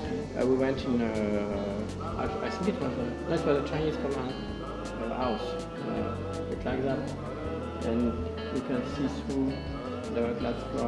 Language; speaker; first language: English; non-native, learner; French